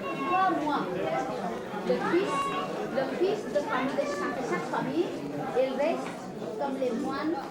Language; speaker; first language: French; non-native, fluent; Nepali